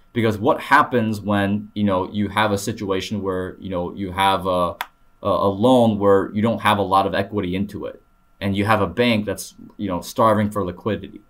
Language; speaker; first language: English; early bilingual, other home language; Korean